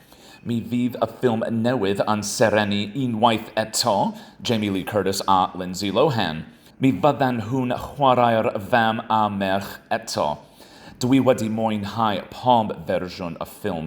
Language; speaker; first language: Welsh; non-native, learner; English